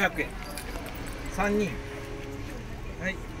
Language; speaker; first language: Japanese; native; Japanese